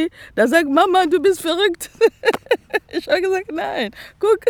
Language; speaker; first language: German; non-native, fluent; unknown